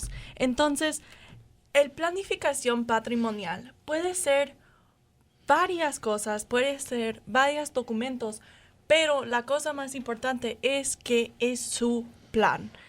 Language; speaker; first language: Spanish; non-native, fluent; English